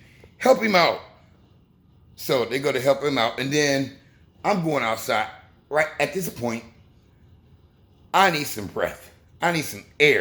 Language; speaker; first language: English; native; English